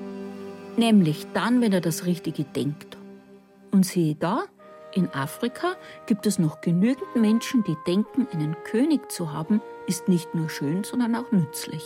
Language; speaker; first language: German; native; German